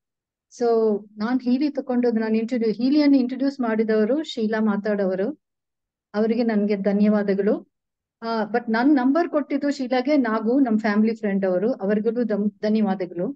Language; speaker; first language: Kannada; non-native, local second language; Tulu